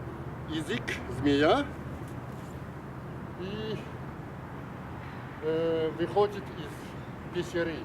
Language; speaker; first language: Russian; non-native, learner; Chinese